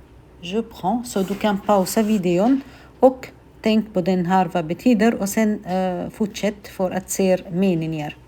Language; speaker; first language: Swedish; non-native, fluent; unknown